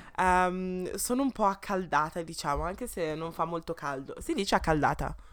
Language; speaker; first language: Italian; early bilingual, other home language; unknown